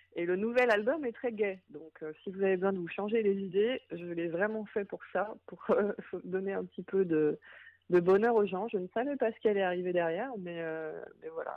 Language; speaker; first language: French; native; French